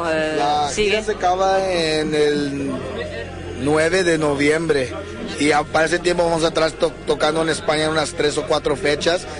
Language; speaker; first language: Spanish; early bilingual, heritage; English